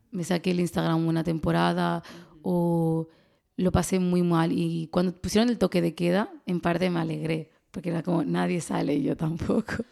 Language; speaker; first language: Spanish; early bilingual, other home language; Arabic